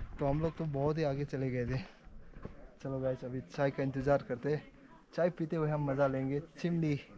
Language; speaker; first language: Hindi; non-native, local second language; Nepali